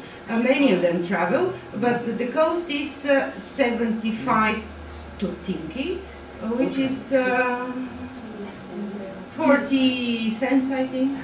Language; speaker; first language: English; non-native, fluent; Bulgarian